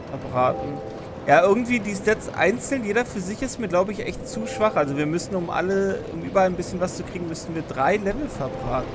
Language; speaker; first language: German; native; German